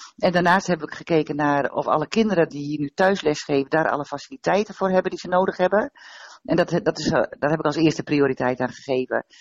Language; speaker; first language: Dutch; native; Dutch